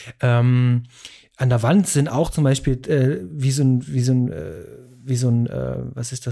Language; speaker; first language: German; native; German